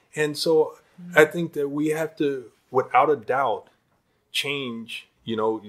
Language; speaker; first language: English; native; English